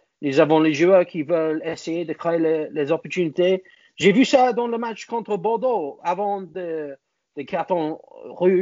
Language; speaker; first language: French; non-native, learner; English